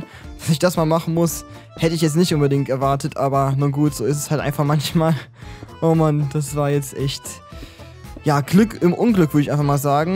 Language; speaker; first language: German; native; German